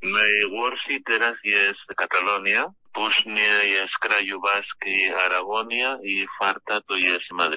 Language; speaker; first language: Polish; non-native, learner; Spanish